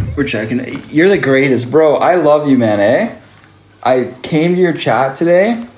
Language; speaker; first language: English; native; English